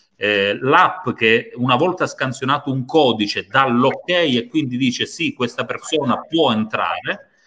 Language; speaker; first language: Italian; native; Italian